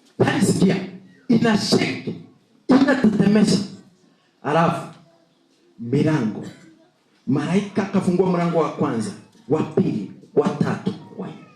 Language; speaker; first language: Swahili; non-native, local second language; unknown